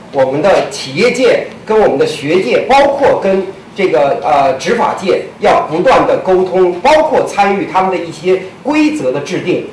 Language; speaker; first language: Chinese; native; Chinese